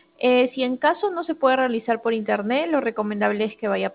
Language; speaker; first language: Spanish; native; Spanish